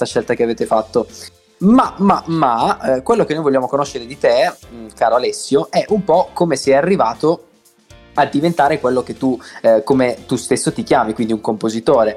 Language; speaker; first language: Italian; native; Italian